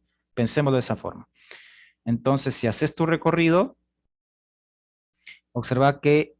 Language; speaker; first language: Spanish; native; Spanish